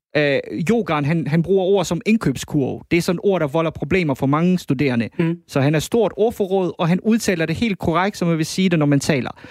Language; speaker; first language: Danish; early bilingual, other home language; Bosnian